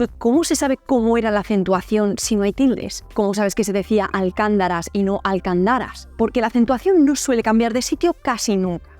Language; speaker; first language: Spanish; native; Spanish